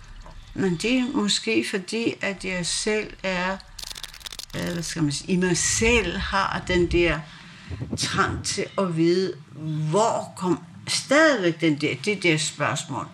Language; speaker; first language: Danish; non-native, local second language; Kalaallisut